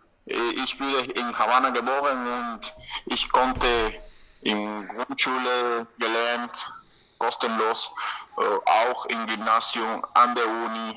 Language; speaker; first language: German; non-native, learner; Spanish